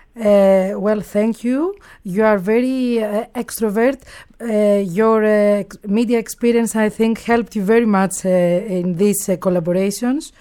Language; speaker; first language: English; non-native, learner; Greek